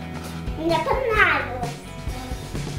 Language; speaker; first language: Russian; early bilingual, heritage; Russian